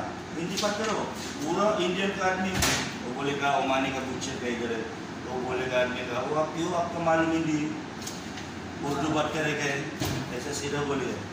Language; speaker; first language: Hindi; non-native, learner; Filipino